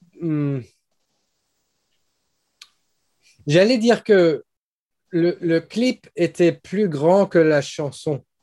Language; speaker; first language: French; non-native, fluent; English